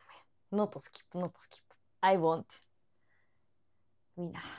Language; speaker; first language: English; non-native, learner; Japanese